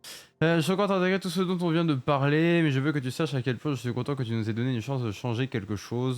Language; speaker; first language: French; native; French